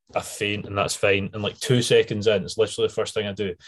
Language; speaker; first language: English; native; English